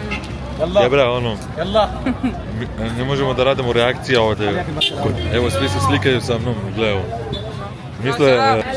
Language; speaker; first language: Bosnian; early bilingual, heritage; Bosnian